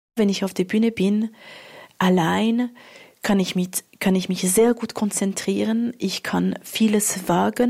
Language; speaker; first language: German; non-native, local second language; French